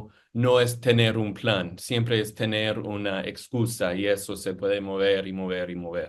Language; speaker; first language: Spanish; non-native, fluent; English